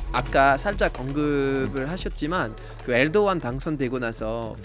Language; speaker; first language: Korean; non-native, fluent; French